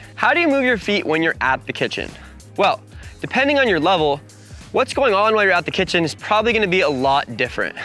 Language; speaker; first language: English; native; English